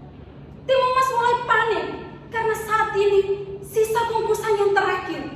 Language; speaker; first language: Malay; non-native, learner; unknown